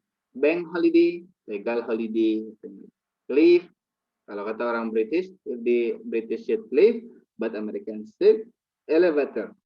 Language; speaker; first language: English; non-native, fluent; Indonesian